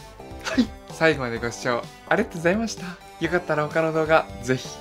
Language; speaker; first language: Japanese; native; Japanese